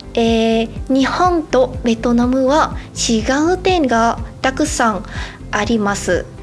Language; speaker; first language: Japanese; non-native, learner; Vietnamese